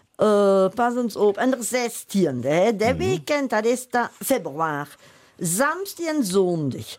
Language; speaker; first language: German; native; German